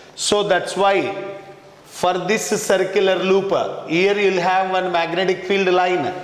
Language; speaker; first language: English; non-native, local second language; Kannada